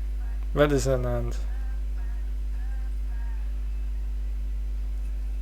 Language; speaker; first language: Dutch; non-native, fluent; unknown